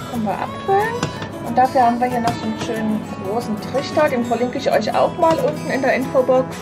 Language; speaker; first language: German; native; German